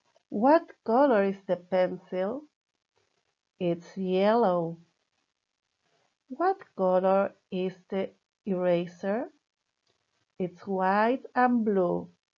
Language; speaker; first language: English; non-native, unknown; Spanish